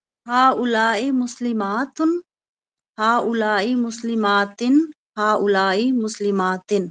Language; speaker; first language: Arabic; non-native, learner; Urdu